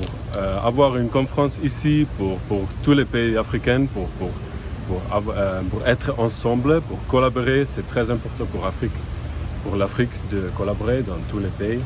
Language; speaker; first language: French; non-native, fluent; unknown